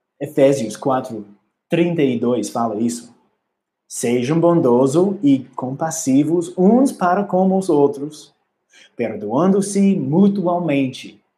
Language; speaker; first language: Portuguese; non-native, learner; English